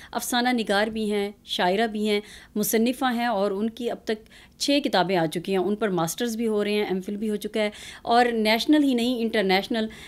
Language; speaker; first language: Urdu; native; Urdu